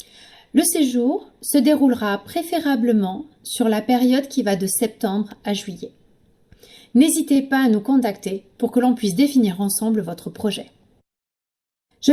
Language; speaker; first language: French; native; French